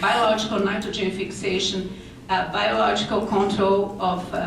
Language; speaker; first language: English; non-native, fluent; Portuguese